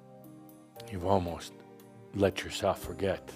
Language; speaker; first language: English; native; English